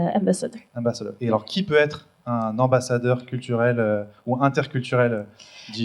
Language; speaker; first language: French; native; French